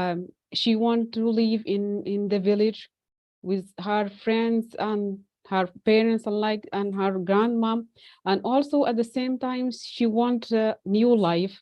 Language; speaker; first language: English; non-native, fluent; Arabic